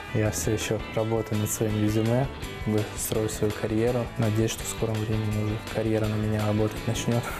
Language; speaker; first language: Russian; native; Russian